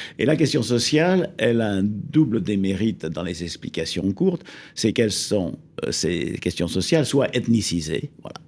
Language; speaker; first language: French; native; French